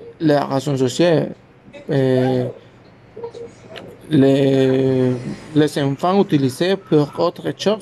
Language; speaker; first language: French; non-native, learner; Spanish